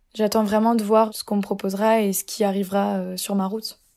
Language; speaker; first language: French; native; French